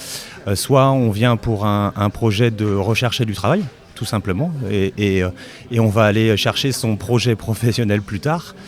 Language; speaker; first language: French; native; French